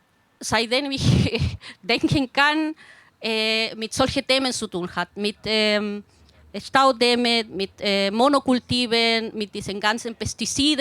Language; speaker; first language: German; non-native, fluent; Spanish